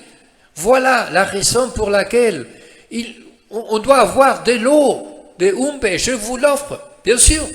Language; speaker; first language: French; non-native, fluent; Spanish